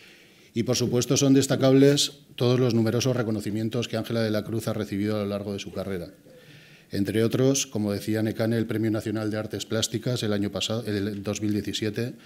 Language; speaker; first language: Spanish; native; Spanish